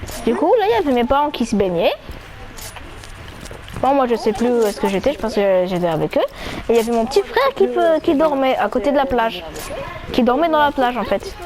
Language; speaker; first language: French; native; French